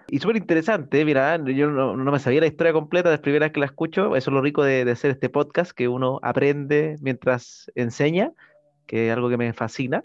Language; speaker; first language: Spanish; native; Spanish